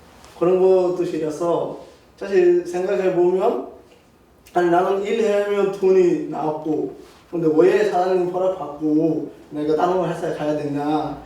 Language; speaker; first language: Korean; non-native, learner; Bangla